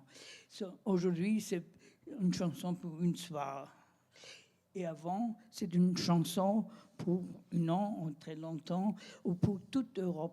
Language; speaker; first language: French; non-native, learner; German